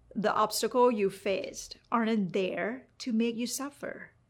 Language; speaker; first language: English; non-native, fluent; Thai